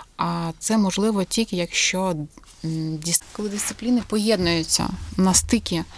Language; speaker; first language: Ukrainian; non-native, local second language; Russian